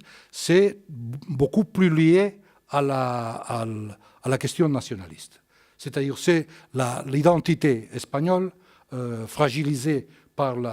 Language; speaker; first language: French; non-native, fluent; Spanish